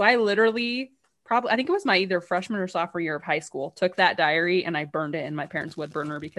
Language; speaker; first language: English; native; English